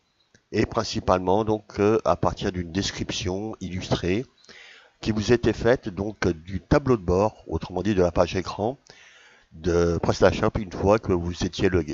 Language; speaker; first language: French; native; French